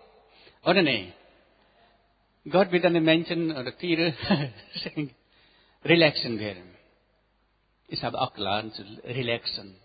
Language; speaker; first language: German; non-native, learner; Nepali